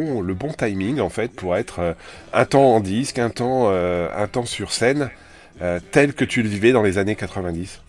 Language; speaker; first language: French; native; French